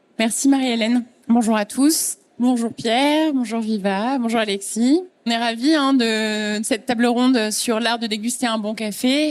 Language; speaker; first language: French; native; French